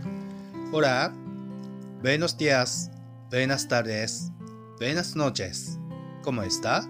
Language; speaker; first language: Spanish; non-native, fluent; Japanese